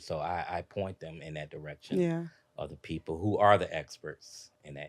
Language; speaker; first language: English; native; English